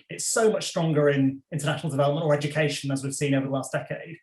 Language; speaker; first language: English; native; English